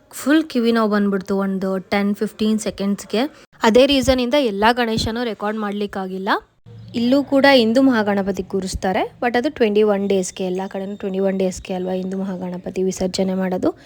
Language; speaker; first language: Kannada; native; Kannada